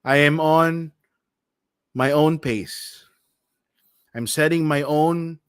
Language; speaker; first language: English; non-native, local second language; Filipino